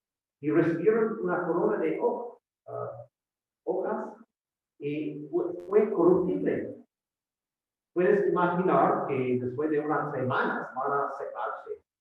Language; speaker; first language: Spanish; non-native, fluent; English